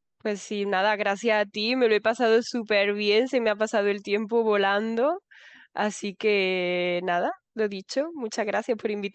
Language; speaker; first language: Spanish; native; Spanish